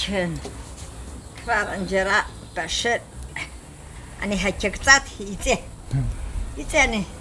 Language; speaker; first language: Hebrew; non-native, fluent; Amharic